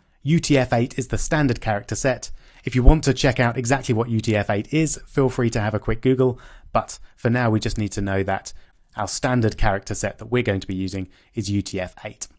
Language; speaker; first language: English; native; English